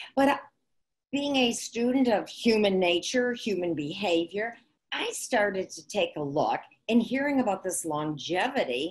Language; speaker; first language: English; native; English